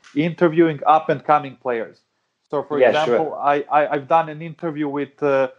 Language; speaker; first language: English; non-native, fluent; Serbian